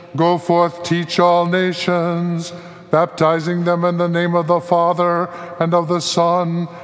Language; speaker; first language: English; native; English